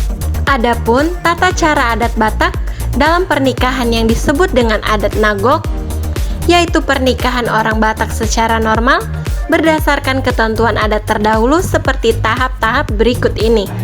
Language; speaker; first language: Indonesian; native; Indonesian